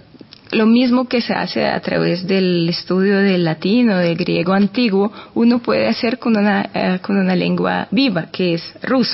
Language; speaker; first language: Spanish; non-native, fluent; Russian